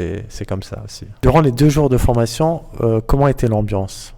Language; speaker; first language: French; native; French